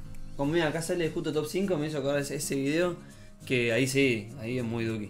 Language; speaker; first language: Spanish; native; Spanish